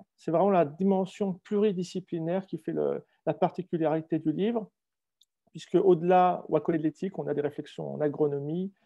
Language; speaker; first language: French; native; French